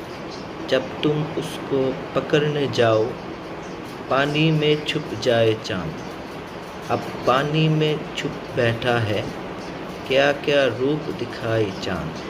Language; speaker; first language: Urdu; non-native, learner; Bangla